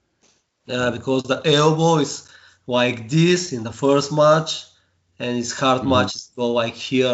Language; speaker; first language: English; non-native, learner; Bulgarian